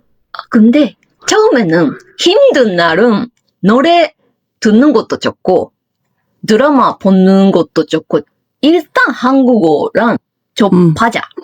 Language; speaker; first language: Korean; non-native, fluent; Japanese